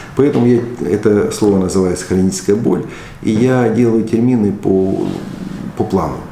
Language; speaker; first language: Russian; early bilingual, other home language; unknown